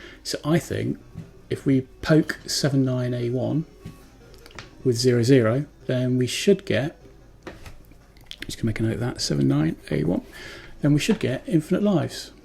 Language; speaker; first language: English; native; English